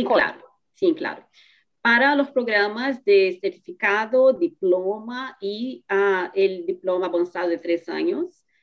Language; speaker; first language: Spanish; non-native, fluent; Portuguese